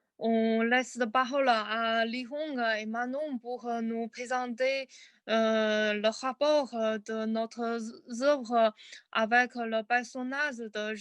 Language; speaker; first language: French; non-native, learner; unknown